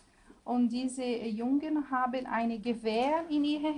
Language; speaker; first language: German; non-native, learner; Portuguese